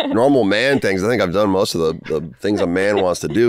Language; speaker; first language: English; native; English